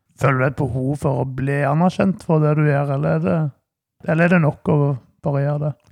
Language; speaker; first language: Norwegian; native; Norwegian